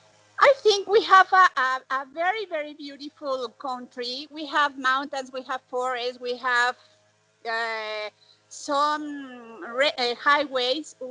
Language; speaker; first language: English; non-native, learner; Spanish